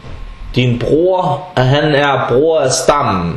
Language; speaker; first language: Danish; early bilingual, other home language; Arabic